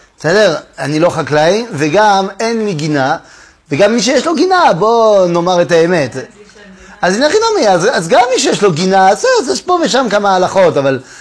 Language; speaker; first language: Hebrew; non-native, fluent; French